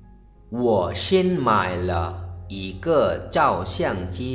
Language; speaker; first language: Chinese; non-native, fluent; Lao